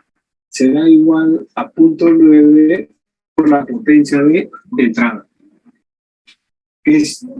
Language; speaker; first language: Spanish; native; Spanish